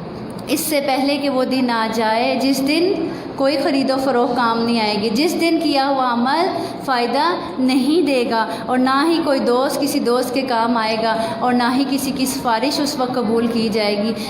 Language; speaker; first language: Urdu; native; Urdu